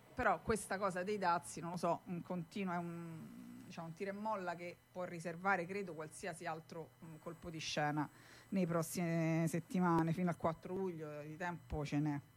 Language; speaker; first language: Italian; native; Italian